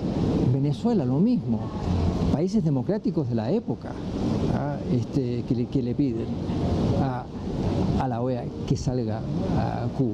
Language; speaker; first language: Spanish; native; Spanish